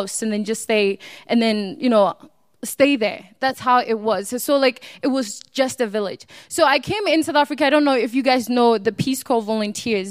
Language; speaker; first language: English; non-native, local second language; Northern Sotho